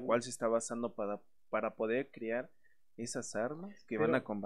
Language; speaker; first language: Spanish; native; Spanish